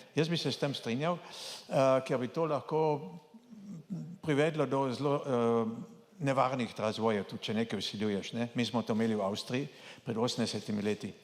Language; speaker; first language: Slovenian; native; Slovenian